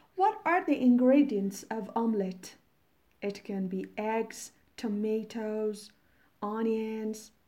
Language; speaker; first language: English; non-native, fluent; Persian